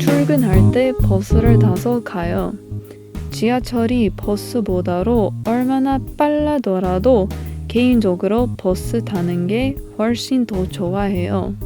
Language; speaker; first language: Korean; non-native, learner; English